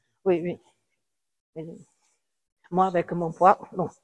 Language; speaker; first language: French; non-native, fluent; Italian